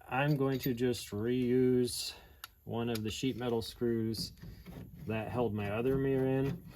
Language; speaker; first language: English; native; English